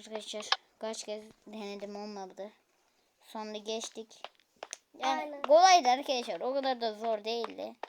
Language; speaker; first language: Turkish; native; Turkish